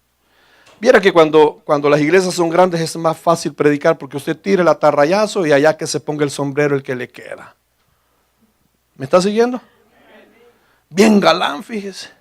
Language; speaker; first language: Spanish; native; Spanish